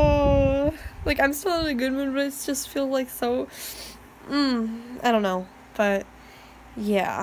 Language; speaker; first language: English; native; English